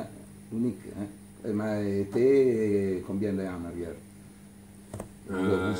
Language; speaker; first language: French; non-native, learner; Italian